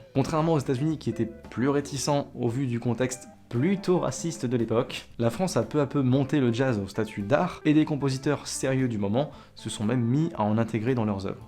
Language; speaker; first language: French; native; French